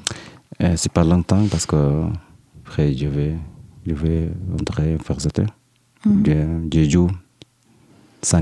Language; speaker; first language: French; non-native, learner; Arabic